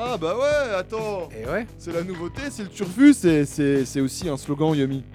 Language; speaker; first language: French; native; French